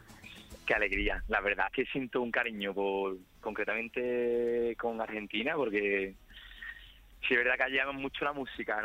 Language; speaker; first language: Spanish; native; Spanish